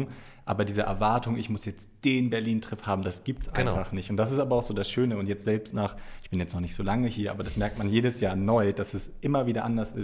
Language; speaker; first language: German; native; German